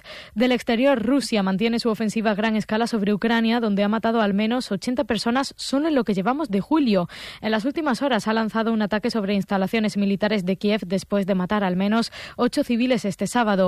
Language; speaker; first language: Spanish; native; Spanish